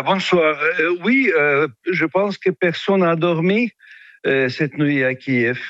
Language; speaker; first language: French; non-native, fluent; Russian